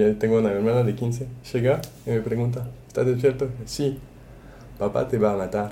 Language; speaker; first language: Spanish; non-native, fluent; French